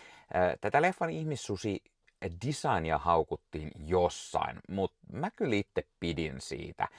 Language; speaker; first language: Finnish; native; Finnish